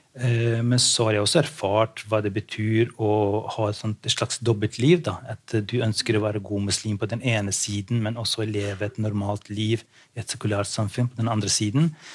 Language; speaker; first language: Norwegian; non-native, fluent; Albanian